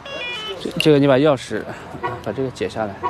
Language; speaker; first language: Chinese; native; Chinese